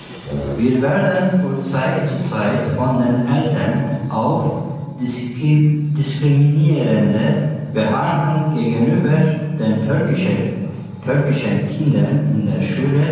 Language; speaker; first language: German; non-native, learner; Turkish